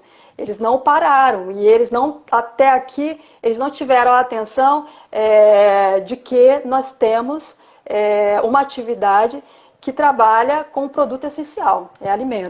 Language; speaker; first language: Portuguese; native; Portuguese